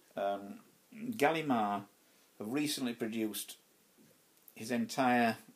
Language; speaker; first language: English; native; English